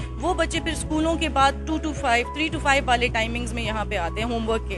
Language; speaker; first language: Urdu; native; Urdu